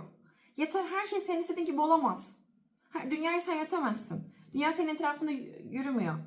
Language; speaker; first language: Turkish; native; Turkish